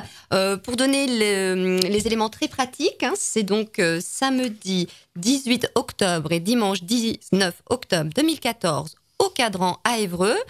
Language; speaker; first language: French; native; French